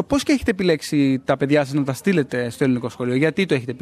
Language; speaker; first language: Greek; native; Greek